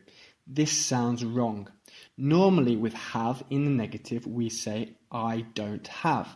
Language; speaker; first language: English; native; English